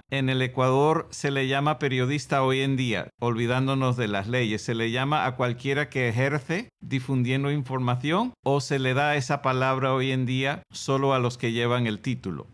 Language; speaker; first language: Spanish; non-native, fluent; English